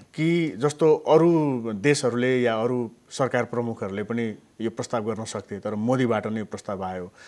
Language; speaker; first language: Nepali; native; Nepali